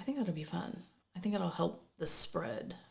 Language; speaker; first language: English; native; English